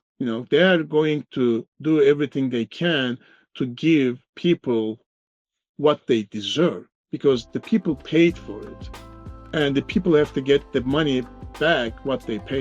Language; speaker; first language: English; non-native, fluent; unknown